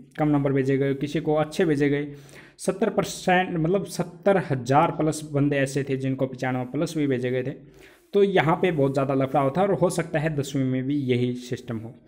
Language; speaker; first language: Hindi; native; Hindi